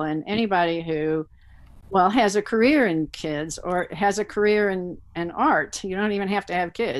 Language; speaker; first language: English; native; English